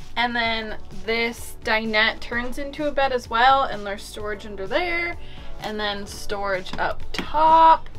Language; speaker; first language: English; native; English